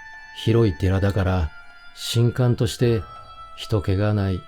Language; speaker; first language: Japanese; native; Japanese